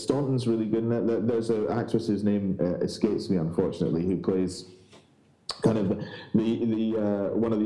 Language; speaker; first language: English; native; English